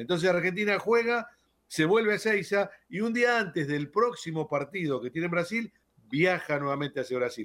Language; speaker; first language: Spanish; native; Spanish